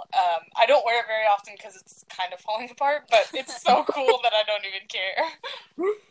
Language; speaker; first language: English; early bilingual, other home language; Greek